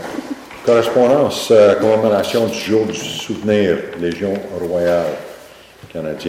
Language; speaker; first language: French; native; French